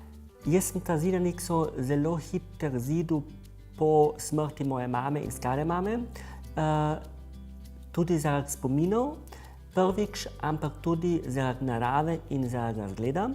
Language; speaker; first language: Slovenian; early bilingual, heritage; Slovenian